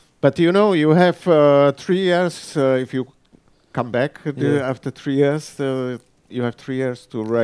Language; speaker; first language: English; non-native, fluent; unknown